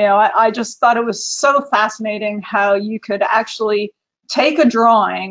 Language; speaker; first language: English; native; English